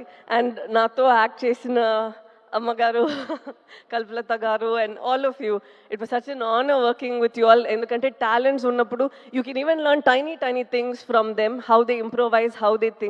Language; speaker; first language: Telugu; non-native, local second language; Tamil